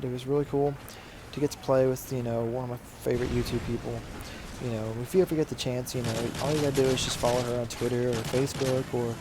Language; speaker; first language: English; native; English